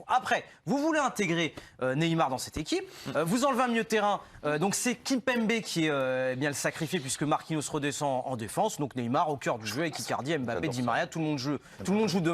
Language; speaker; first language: French; native; French